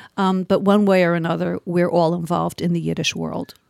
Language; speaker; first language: English; early bilingual, other home language; Yiddish